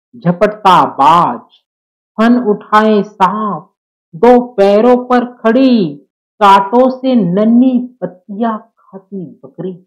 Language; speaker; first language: Hindi; non-native, local second language; Marathi